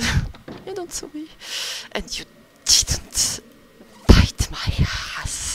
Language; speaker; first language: English; non-native, learner; French